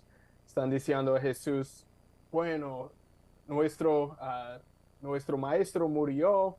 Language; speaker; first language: Spanish; non-native, fluent; English